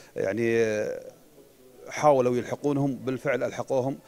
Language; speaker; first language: Arabic; native; Arabic